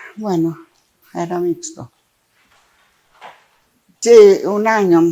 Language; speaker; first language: Spanish; non-native, fluent; Greek